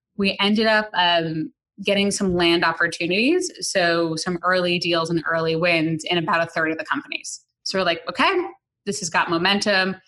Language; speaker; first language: English; native; English